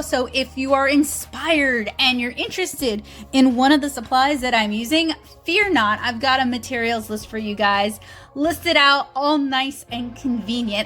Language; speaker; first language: English; native; English